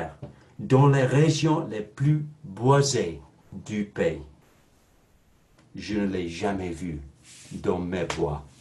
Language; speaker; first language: French; non-native, fluent; English